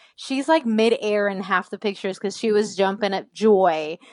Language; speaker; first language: English; non-native, fluent; Spanish